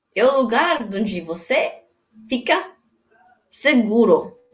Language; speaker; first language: Portuguese; non-native, learner; Spanish